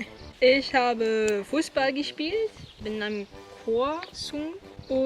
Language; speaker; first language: German; non-native, fluent; Swedish